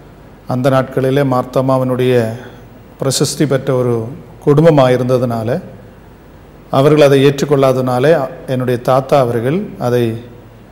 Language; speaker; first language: Tamil; native; Tamil